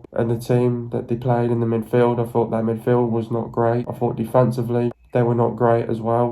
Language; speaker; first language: English; native; English